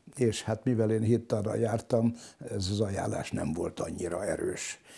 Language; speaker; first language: Hungarian; non-native, local second language; German